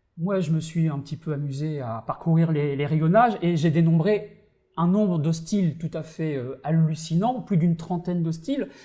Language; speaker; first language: French; native; French